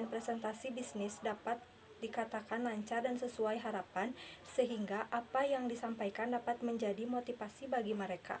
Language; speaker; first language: Indonesian; native; Indonesian